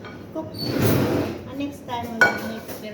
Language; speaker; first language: English; non-native, learner; Filipino